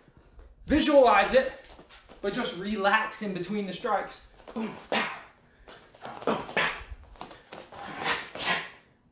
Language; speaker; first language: English; native; English